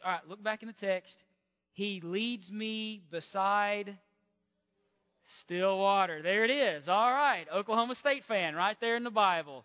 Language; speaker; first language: English; native; English